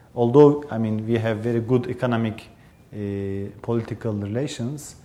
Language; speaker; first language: English; non-native, fluent; Turkish